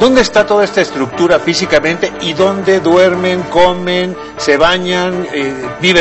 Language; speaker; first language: Spanish; native; Spanish